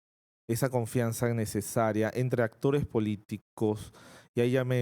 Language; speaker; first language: Spanish; native; Spanish